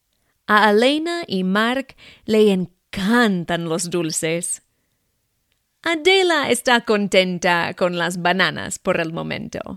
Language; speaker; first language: Spanish; non-native, fluent; English